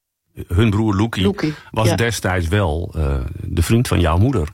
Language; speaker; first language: Dutch; native; Dutch